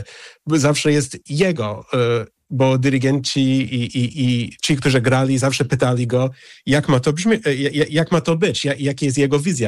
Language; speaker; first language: Polish; non-native, fluent; English